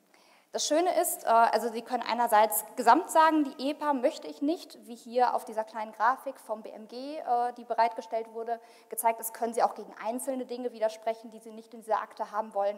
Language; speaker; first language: German; native; German